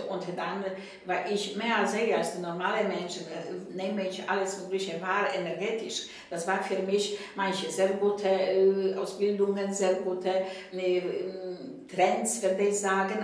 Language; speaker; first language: German; non-native, fluent; Polish